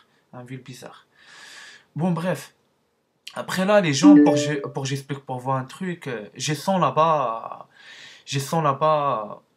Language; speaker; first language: French; non-native, learner; Arabic